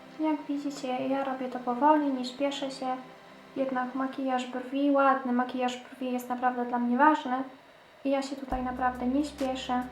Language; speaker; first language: Polish; native; Polish